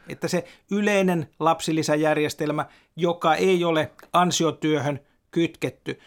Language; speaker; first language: Finnish; native; Finnish